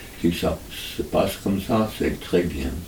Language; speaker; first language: French; non-native, fluent; English